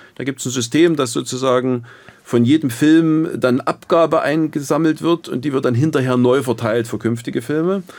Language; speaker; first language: German; native; German